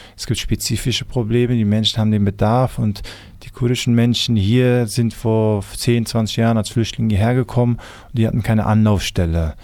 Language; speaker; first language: German; early bilingual, other home language; Kurdish